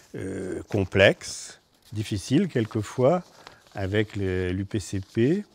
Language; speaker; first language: French; native; French